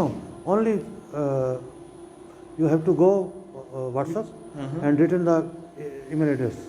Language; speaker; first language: English; non-native, learner; Urdu